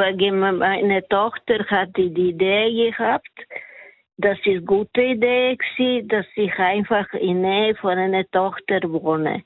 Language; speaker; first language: German; non-native, learner; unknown